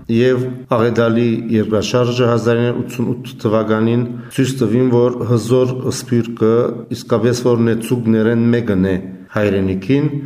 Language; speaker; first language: Armenian; early bilingual, heritage; Armenian